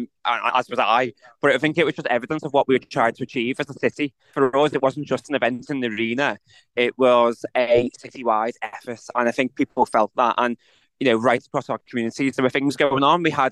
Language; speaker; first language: English; native; English